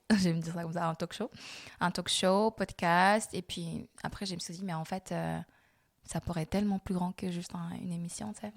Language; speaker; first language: French; non-native, local second language; Lingala